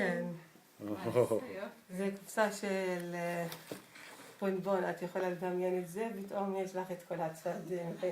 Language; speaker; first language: Hebrew; non-native, local second language; Arabic